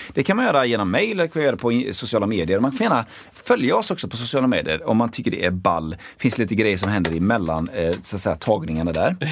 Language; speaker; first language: Swedish; native; Swedish